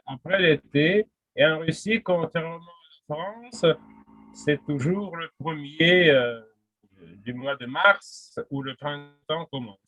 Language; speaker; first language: French; non-native, fluent; Russian